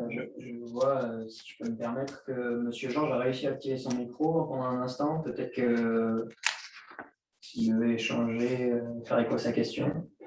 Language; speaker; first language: French; native; French